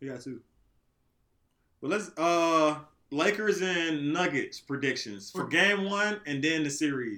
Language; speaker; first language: English; native; English